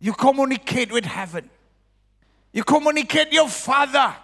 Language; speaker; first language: English; non-native, learner; Indonesian